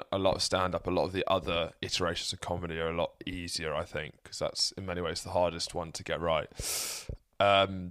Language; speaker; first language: English; native; English